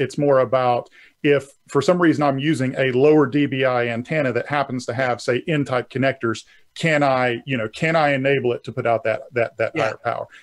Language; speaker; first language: English; native; English